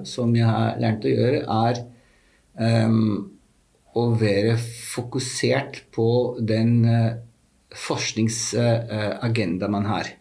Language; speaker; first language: Norwegian; non-native, fluent; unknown